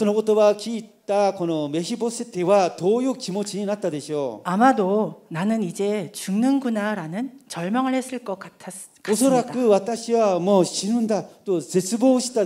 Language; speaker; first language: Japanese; non-native, fluent; Korean